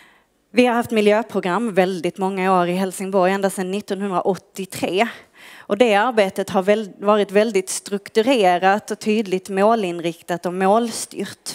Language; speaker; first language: Swedish; native; Swedish